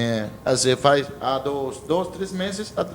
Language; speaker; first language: Portuguese; non-native, learner; Spanish